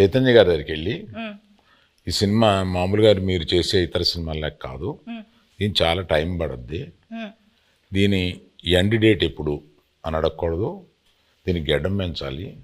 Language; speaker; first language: Telugu; native; Telugu